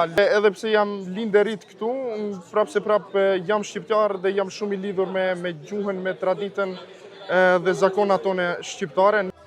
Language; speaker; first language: Albanian; early bilingual, heritage; Albanian